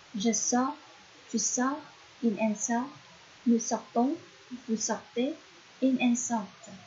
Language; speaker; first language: French; non-native, fluent; Vietnamese